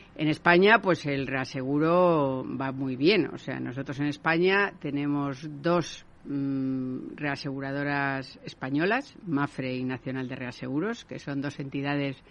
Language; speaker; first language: Spanish; native; Spanish